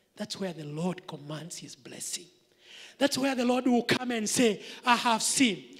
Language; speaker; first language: English; non-native, local second language; Swahili